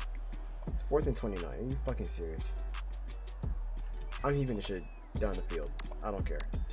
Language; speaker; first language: English; native; English